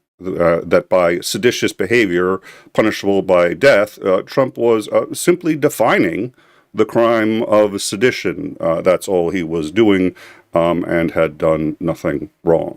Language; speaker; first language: English; native; English